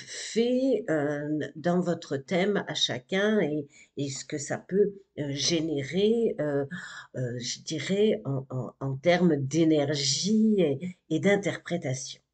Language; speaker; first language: French; native; French